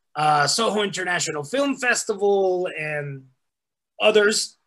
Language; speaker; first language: English; early bilingual, other home language; Spanish